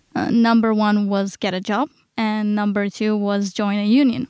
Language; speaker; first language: English; non-native, fluent; Hebrew